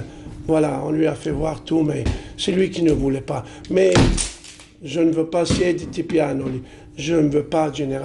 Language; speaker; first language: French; non-native, local second language; Arabic